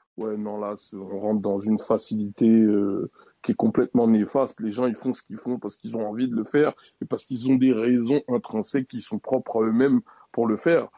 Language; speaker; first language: French; native; French